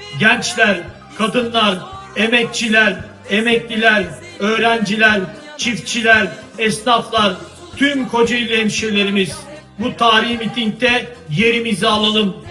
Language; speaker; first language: Turkish; native; Turkish